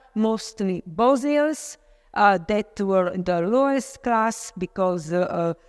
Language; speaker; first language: English; non-native, fluent; Slovenian